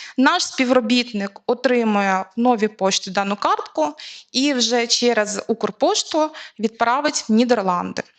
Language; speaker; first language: Ukrainian; native; Ukrainian